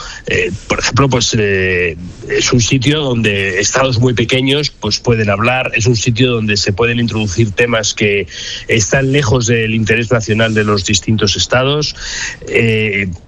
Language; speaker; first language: Spanish; native; Spanish